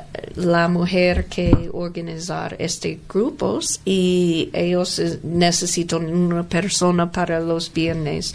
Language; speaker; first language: Spanish; non-native, learner; English